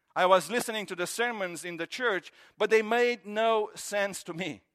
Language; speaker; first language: English; non-native, fluent; Romanian